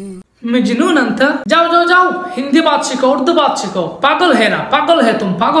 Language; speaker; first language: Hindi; non-native, learner; Bangla